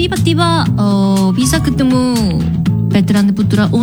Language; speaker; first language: Indonesian; non-native, learner; Korean